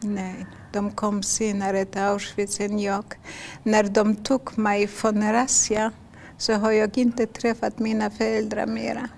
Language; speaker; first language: Swedish; non-native, fluent; Polish